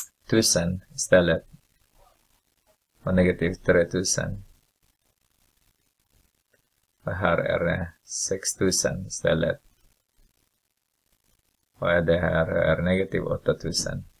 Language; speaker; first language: Swedish; non-native, fluent; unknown